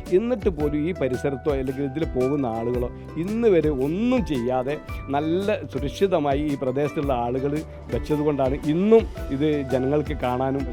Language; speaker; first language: Malayalam; native; Malayalam